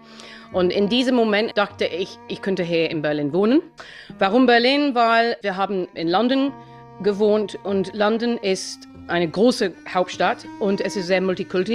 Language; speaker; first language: German; non-native, fluent; English